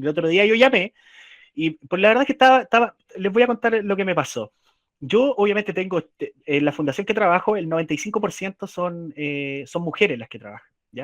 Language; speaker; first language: Spanish; native; Spanish